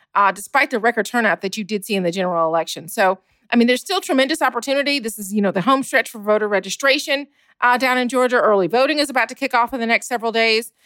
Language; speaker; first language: English; native; English